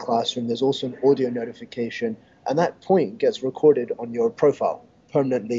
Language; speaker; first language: English; native; English